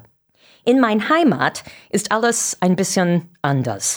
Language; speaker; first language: German; non-native, fluent; English